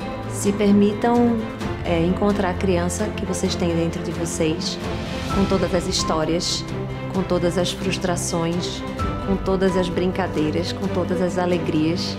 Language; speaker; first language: Portuguese; native; Portuguese